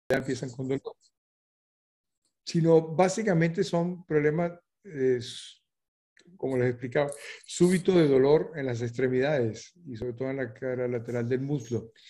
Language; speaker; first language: Spanish; native; Spanish